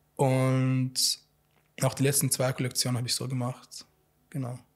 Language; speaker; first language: German; non-native, fluent; Arabic